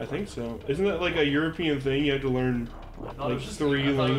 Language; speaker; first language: English; native; English